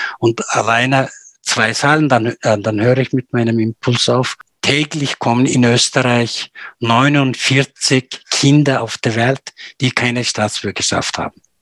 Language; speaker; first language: German; non-native, fluent; Turkish